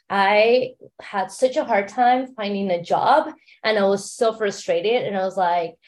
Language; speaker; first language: English; non-native, fluent; Spanish